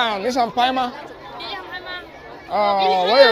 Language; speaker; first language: Chinese; non-native, learner; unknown